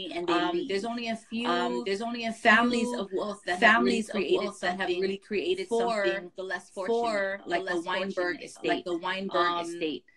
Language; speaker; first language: English; native; English